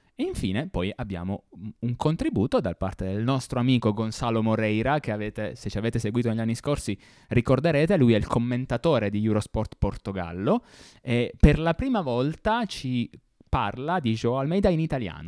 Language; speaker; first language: Italian; native; Italian